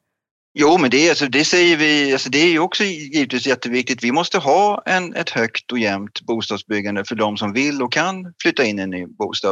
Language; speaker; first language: Swedish; native; Swedish